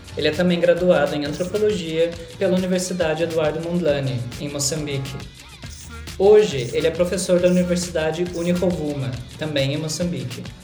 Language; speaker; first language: Portuguese; native; Portuguese